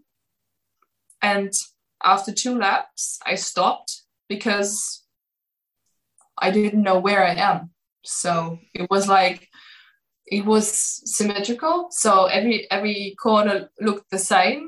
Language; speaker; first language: English; non-native, fluent; German